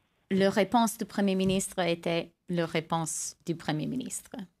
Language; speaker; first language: French; non-native, fluent; English